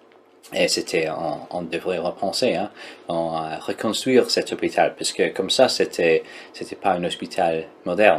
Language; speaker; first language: French; non-native, learner; English